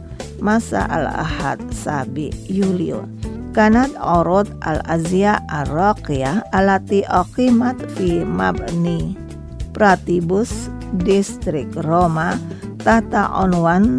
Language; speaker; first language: Arabic; non-native, fluent; Indonesian